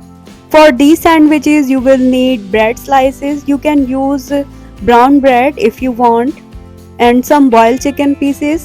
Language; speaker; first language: English; non-native, local second language; Urdu